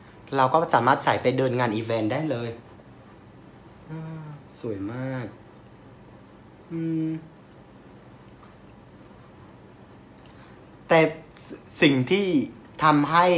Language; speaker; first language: Thai; non-native, fluent; Vietnamese